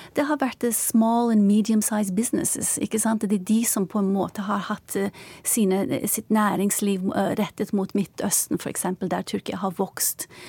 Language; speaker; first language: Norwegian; non-native, fluent; Turkish